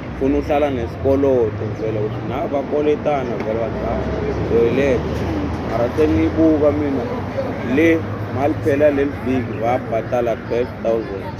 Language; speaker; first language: Zulu; non-native, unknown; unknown